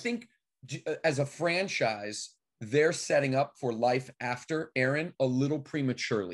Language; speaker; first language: English; native; English